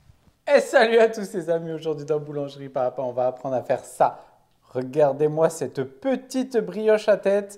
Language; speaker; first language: French; native; French